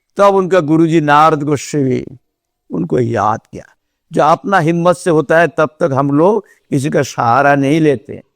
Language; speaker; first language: Hindi; non-native, local second language; Bangla